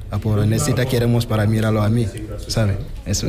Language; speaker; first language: Spanish; non-native, learner; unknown